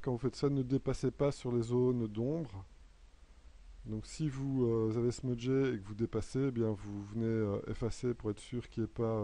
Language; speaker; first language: French; native; French